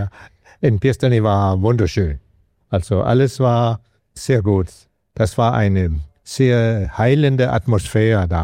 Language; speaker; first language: German; non-native, learner; Danish